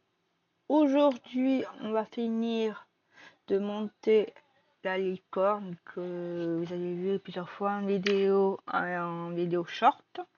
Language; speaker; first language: French; native; French